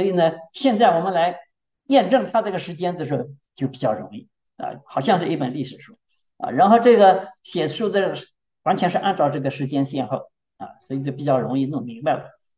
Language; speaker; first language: Chinese; native; Chinese